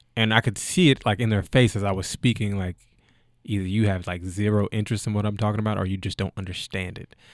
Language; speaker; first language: English; native; English